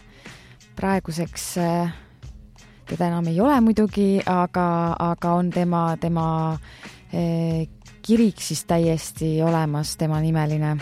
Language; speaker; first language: Estonian; native; Estonian